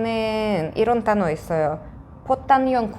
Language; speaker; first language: Korean; non-native, fluent; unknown